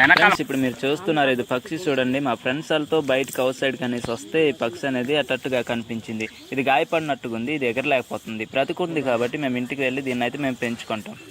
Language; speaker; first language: Telugu; non-native, local second language; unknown